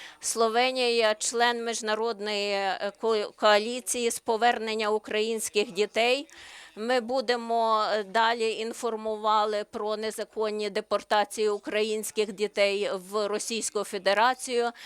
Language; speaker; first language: Ukrainian; non-native, learner; Slovenian